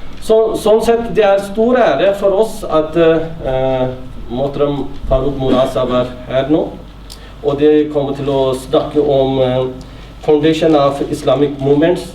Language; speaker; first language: Norwegian; non-native, fluent; Urdu